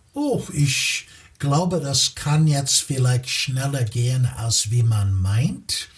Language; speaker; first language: German; non-native, fluent; English